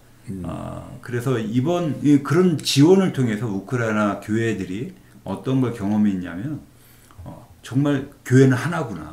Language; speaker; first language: Korean; native; Korean